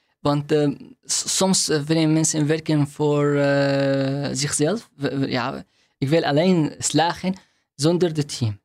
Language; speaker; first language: Dutch; non-native, learner; Arabic